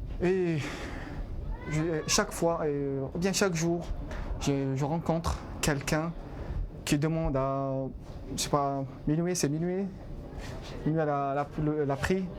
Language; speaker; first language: French; non-native, learner; Arabic